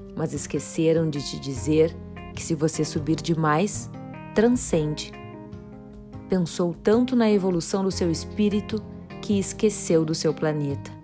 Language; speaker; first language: Portuguese; native; Portuguese